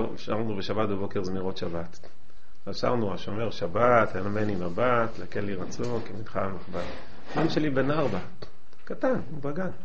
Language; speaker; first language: Hebrew; native; Hebrew